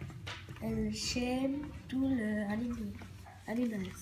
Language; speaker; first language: French; non-native, learner; German